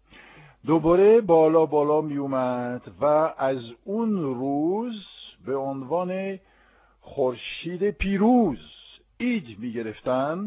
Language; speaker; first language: Persian; non-native, fluent; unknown